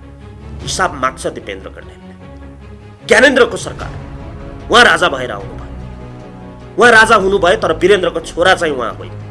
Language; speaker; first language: Nepali; native; Nepali